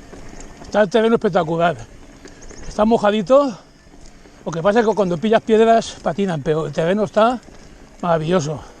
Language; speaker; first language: Spanish; native; Spanish